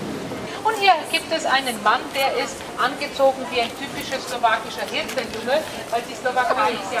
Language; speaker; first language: German; non-native, fluent; Slovak